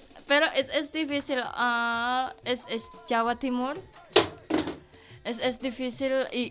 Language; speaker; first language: Catalan; non-native, learner; Indonesian